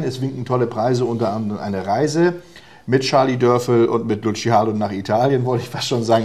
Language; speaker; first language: German; native; German